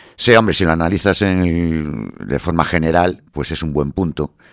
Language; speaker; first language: Spanish; native; Spanish